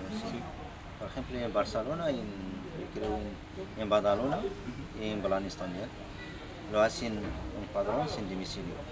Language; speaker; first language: Spanish; non-native, learner; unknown